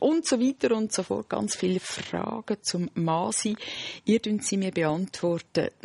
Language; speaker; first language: German; native; German